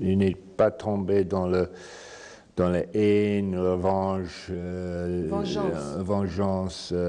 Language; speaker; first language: French; non-native, fluent; English